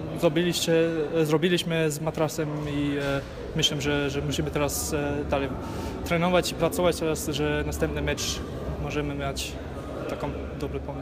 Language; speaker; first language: Polish; early bilingual, heritage; German